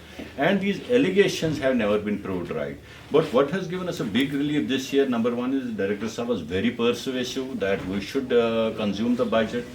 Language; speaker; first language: English; non-native, local second language; Kashmiri